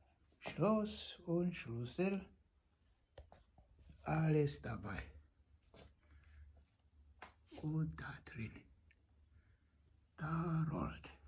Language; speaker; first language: German; non-native, fluent; Kinyarwanda